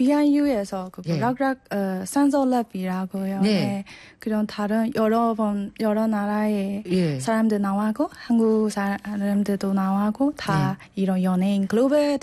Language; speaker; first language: Korean; non-native, learner; Burmese